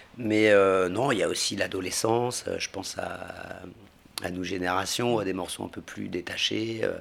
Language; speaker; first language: French; native; French